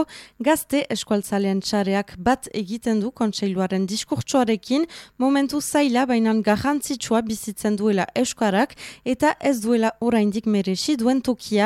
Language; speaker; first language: Basque; native; Basque